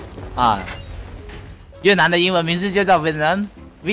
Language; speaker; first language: Chinese; native; Chinese